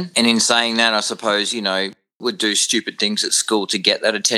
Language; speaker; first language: English; native; English